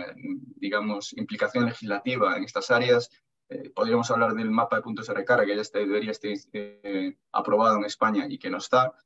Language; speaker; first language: Spanish; native; Spanish